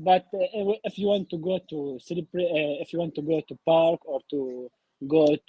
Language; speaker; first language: English; non-native, learner; Arabic